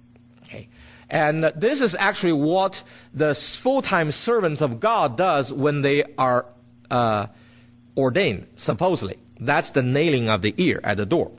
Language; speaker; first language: English; non-native, fluent; Chinese